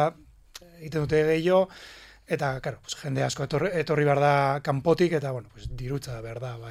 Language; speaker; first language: Basque; non-native, local second language; Spanish